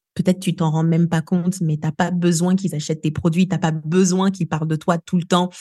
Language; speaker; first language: French; non-native, local second language; Lingala